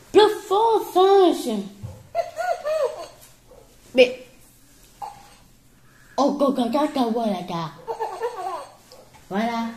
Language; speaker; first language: French; native; French